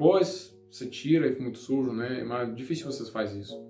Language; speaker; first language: Portuguese; non-native, learner; Russian